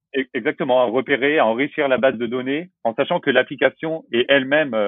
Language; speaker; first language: French; native; French